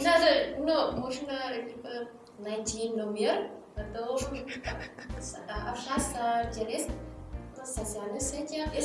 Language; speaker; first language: Russian; non-native, learner; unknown